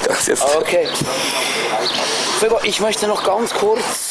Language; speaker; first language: German; native; German